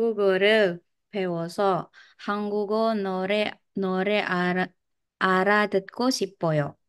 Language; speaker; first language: Korean; non-native, learner; Indonesian